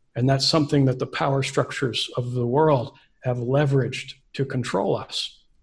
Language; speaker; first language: English; native; English